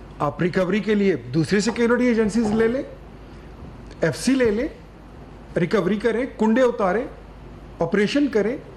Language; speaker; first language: Urdu; non-native, local second language; Pashto